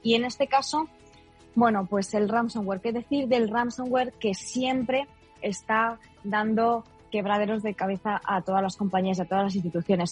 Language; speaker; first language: Spanish; native; Spanish